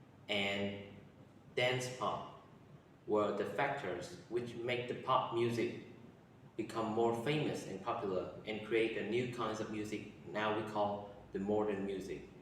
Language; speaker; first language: English; non-native, learner; Vietnamese